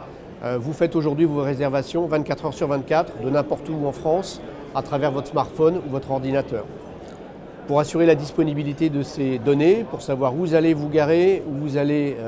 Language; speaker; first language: French; native; French